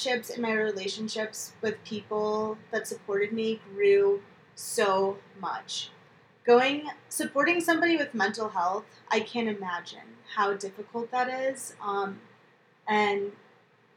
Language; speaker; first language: English; native; English